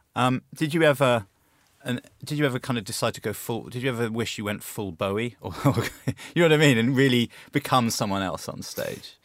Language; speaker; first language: English; native; English